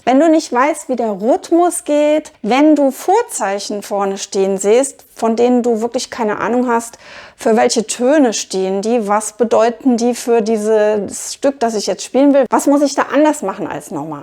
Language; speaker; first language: German; native; German